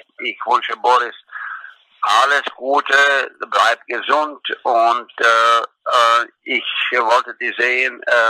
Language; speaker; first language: German; non-native, fluent; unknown